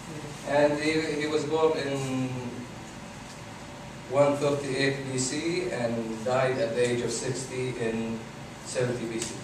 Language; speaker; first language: English; non-native, fluent; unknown